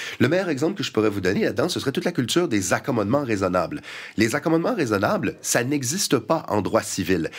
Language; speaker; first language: French; native; French